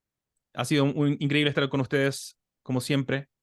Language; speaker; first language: Spanish; native; Spanish